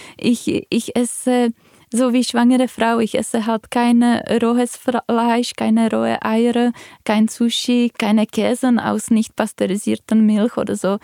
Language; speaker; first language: German; non-native, fluent; Czech